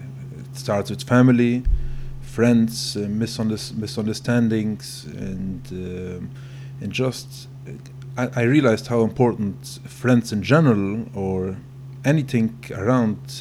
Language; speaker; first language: English; non-native, fluent; Yiddish